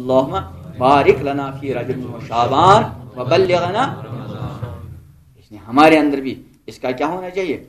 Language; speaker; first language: Urdu; non-native, local second language; Kashmiri